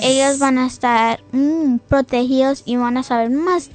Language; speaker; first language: Spanish; early bilingual, heritage; English